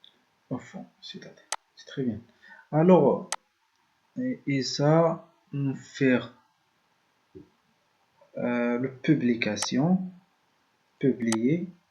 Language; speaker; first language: French; non-native, learner; Arabic